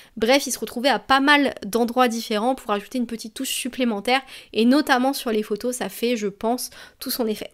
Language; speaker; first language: French; native; French